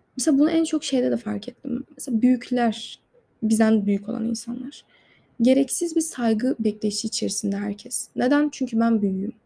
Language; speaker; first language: Turkish; native; Turkish